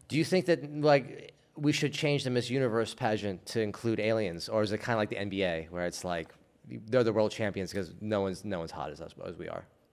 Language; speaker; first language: English; native; English